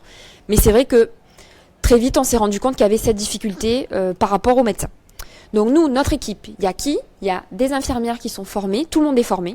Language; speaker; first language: French; native; French